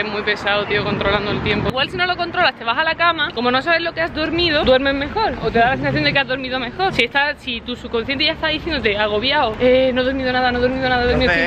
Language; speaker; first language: Spanish; native; Spanish